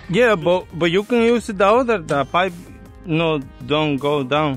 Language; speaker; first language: English; non-native, learner; Spanish